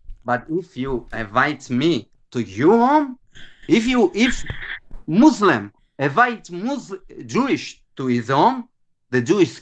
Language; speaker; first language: English; non-native, learner; Hebrew